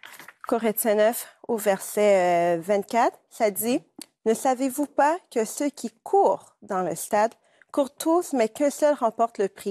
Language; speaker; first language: French; native; French